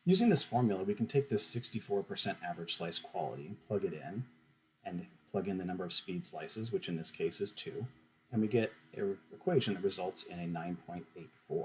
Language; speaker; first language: English; native; English